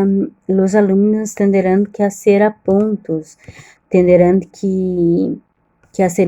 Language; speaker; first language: Spanish; non-native, learner; Portuguese